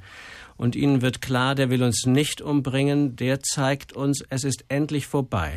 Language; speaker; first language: German; native; German